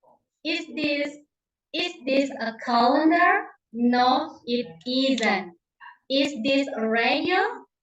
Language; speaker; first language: English; non-native, learner; Indonesian